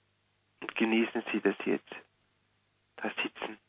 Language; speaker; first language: German; native; German